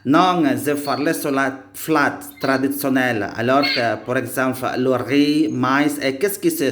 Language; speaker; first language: French; non-native, learner; Indonesian